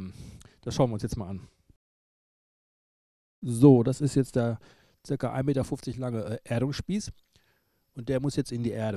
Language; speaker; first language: German; native; German